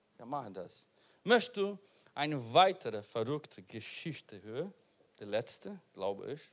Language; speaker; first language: German; non-native, learner; Portuguese